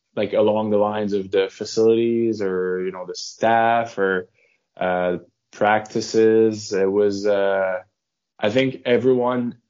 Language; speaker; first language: English; non-native, fluent; French